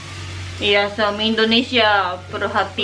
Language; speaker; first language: Indonesian; non-native, learner; Japanese